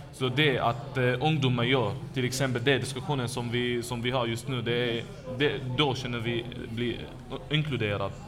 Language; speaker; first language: Swedish; non-native, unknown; Arabic